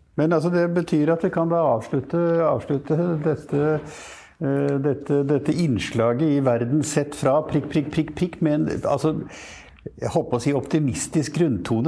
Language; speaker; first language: Norwegian; native; Norwegian